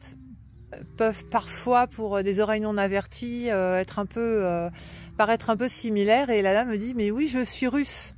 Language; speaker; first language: French; native; French